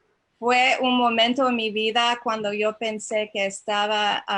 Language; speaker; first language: Spanish; non-native, learner; English